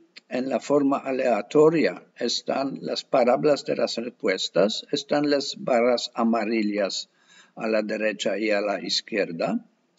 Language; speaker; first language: Spanish; non-native, fluent; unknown